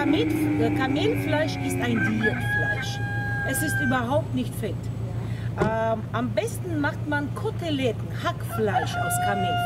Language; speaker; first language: German; non-native, learner; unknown